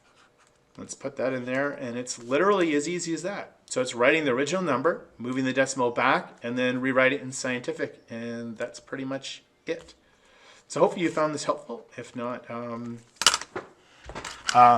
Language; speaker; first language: English; native; English